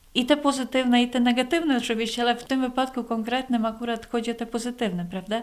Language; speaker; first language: Polish; non-native, fluent; Latvian